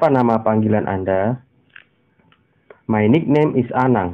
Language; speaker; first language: Indonesian; native; Indonesian